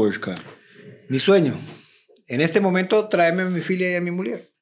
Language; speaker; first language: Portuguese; non-native, learner; Spanish